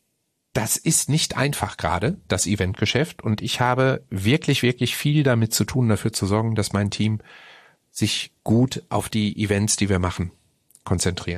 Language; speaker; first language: German; native; German